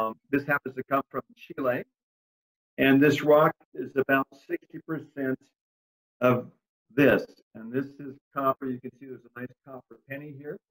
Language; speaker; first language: English; early bilingual, other home language; Spanish